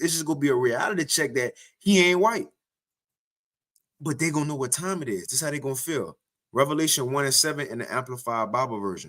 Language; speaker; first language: English; native; English